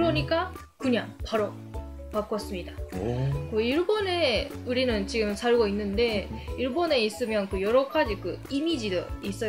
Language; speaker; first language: Korean; non-native, learner; Japanese